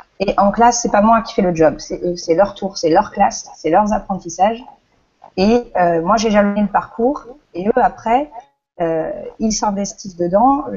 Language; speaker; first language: French; native; French